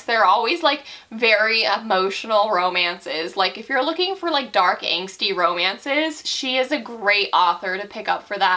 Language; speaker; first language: English; native; English